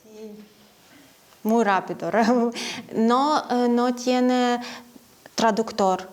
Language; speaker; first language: Spanish; non-native, learner; Ukrainian